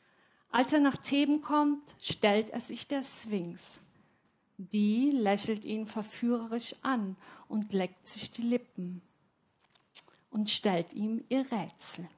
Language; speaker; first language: German; native; German